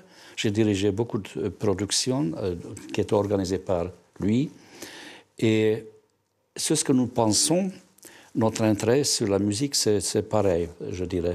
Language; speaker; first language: French; non-native, fluent; Hungarian